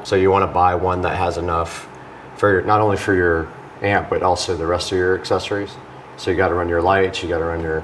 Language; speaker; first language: English; native; English